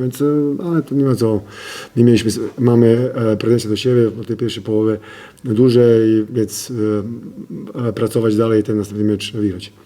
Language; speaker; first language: Polish; non-native, fluent; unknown